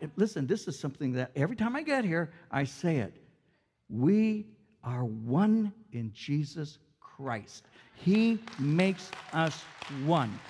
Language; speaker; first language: English; early bilingual, other home language; Spanish